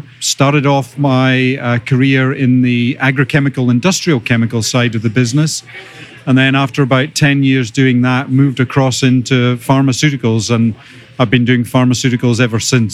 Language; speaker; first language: English; native; English